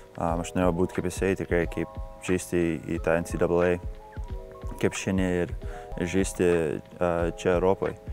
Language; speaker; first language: Lithuanian; early bilingual, heritage; Lithuanian